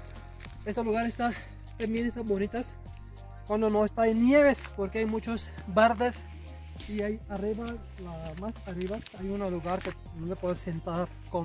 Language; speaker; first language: Spanish; non-native, learner; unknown